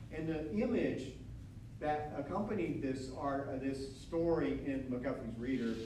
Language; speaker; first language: English; native; English